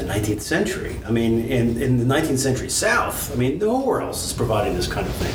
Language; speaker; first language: English; native; English